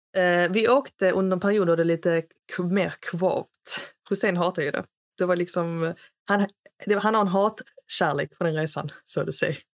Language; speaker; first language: Swedish; non-native, fluent; Arabic